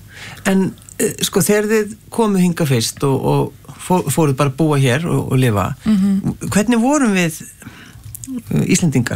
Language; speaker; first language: Icelandic; native; Icelandic